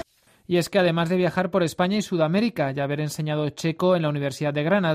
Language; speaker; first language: Spanish; native; Spanish